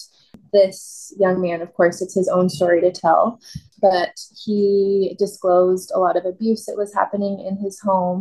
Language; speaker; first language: English; native; English